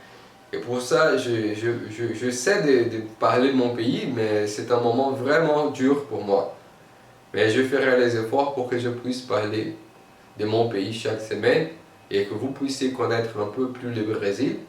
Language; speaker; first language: French; non-native, fluent; Portuguese